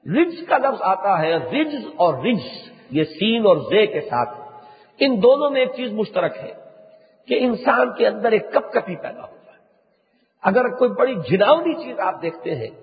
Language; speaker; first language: Urdu; native; Urdu